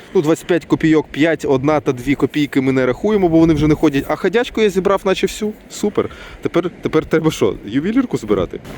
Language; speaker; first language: Ukrainian; non-native, local second language; Russian